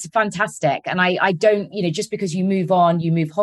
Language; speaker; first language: English; native; English